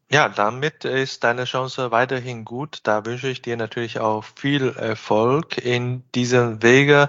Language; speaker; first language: German; non-native, fluent; Chinese